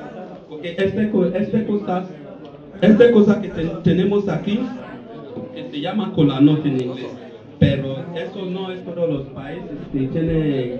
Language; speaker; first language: Spanish; non-native, learner; Bini